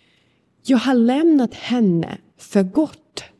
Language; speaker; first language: Swedish; non-native, fluent; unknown